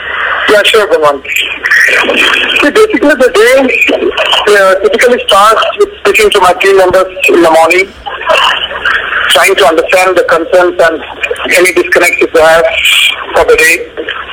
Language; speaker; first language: English; non-native, local second language; Tamil